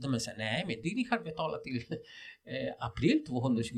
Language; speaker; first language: Swedish; non-native, fluent; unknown